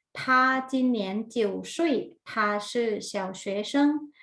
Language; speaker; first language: Chinese; non-native, fluent; Thai